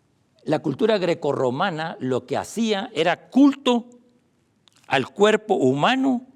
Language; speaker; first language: Spanish; native; Spanish